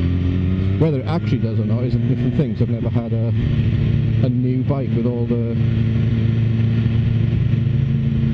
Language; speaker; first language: English; native; English